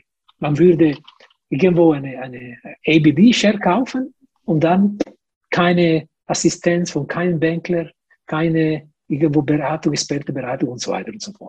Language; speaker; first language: German; non-native, fluent; Italian